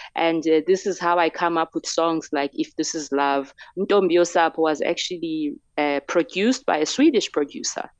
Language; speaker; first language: English; non-native, local second language; Xhosa